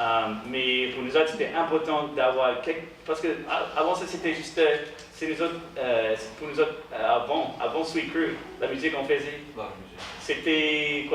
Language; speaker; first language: French; early bilingual, heritage; English